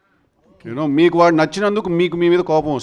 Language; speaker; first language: Telugu; native; Telugu